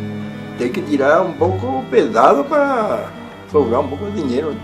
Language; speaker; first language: Portuguese; non-native, learner; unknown